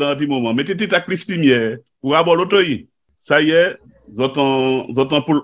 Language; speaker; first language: French; native; French